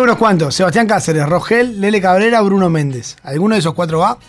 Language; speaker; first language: Spanish; native; Spanish